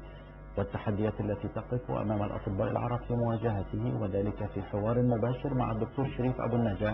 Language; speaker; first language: Arabic; native; Arabic